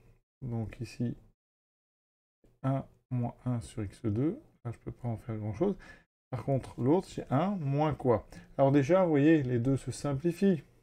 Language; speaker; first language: French; native; French